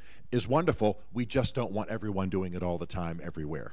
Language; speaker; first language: English; native; English